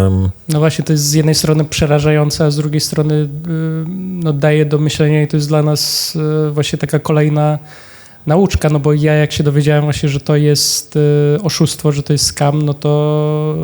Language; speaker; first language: Polish; native; Polish